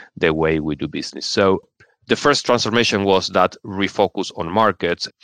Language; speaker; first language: English; non-native, fluent; Spanish